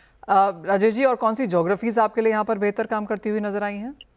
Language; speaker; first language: Hindi; native; Hindi